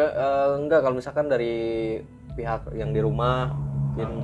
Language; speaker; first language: Indonesian; native; Indonesian